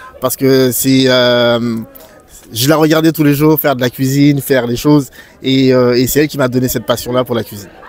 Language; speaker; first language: French; native; French